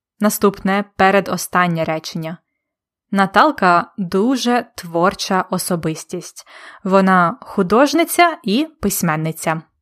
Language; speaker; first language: Ukrainian; native; Ukrainian